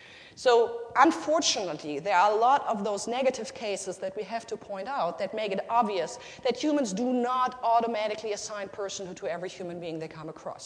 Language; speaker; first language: English; non-native, fluent; German